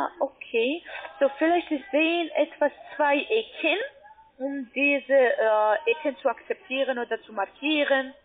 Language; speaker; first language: German; non-native, learner; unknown